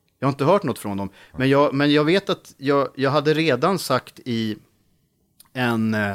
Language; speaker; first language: Swedish; native; Swedish